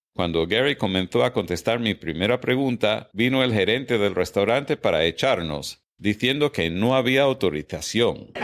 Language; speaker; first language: Spanish; non-native, fluent; English